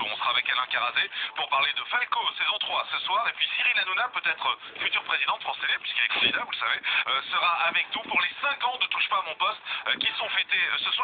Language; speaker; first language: French; native; French